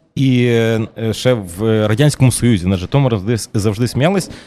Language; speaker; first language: Ukrainian; native; Ukrainian